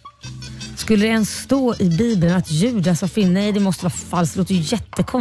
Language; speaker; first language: Swedish; native; Swedish